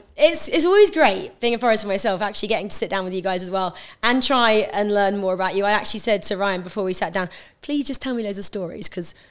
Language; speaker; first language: English; native; English